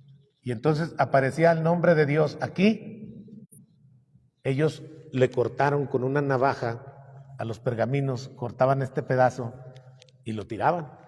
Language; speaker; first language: Spanish; native; Spanish